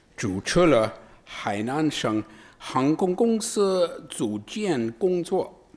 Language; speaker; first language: Chinese; non-native, fluent; English